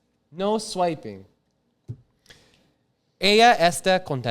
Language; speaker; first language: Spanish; non-native, learner; English